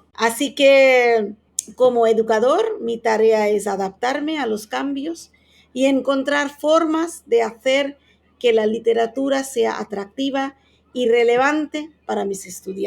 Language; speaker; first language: Spanish; non-native, fluent; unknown